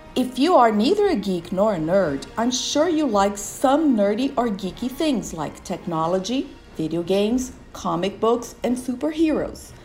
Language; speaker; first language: English; non-native, fluent; Portuguese